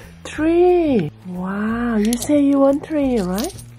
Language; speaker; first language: English; non-native, learner; Thai